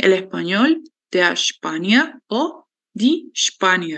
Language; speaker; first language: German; non-native, fluent; Spanish